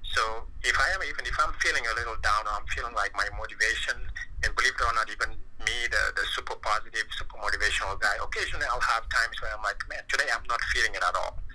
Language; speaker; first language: English; non-native, fluent; French